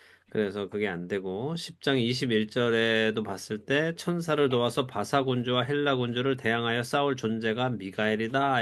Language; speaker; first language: Korean; native; Korean